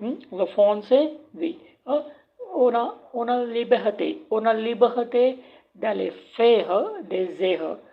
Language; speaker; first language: French; non-native, learner; Punjabi